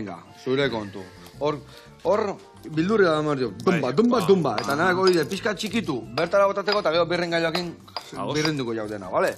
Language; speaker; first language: Basque; native; Basque